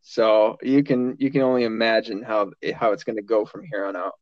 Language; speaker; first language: English; native; English